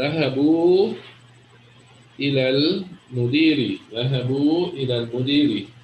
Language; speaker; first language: Arabic; non-native, fluent; English